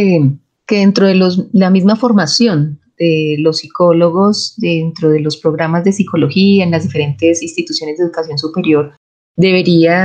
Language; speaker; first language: Spanish; native; Spanish